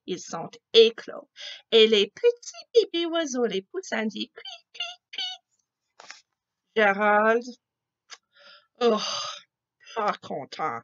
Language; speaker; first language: French; non-native, fluent; English